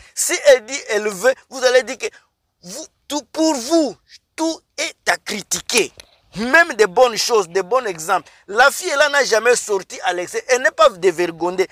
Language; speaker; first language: French; non-native, local second language; Lingala